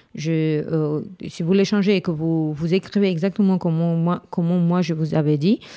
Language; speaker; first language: French; non-native, fluent; Romanian